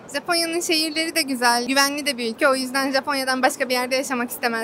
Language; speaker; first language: Turkish; native; Turkish